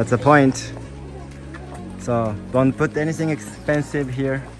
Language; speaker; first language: English; non-native, learner; Japanese